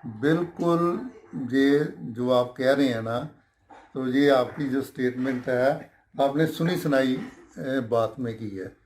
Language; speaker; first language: Hindi; non-native, local second language; Punjabi